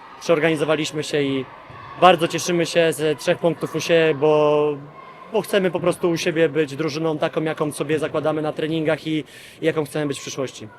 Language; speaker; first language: Polish; native; Polish